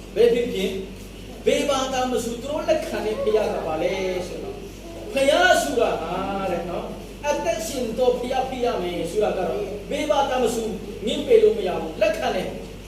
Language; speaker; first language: Burmese; non-native, local second language; Hakha Chin